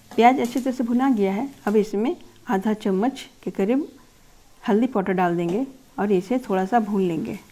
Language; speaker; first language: Hindi; native; Hindi